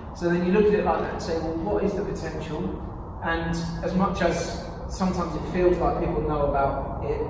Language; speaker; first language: English; native; English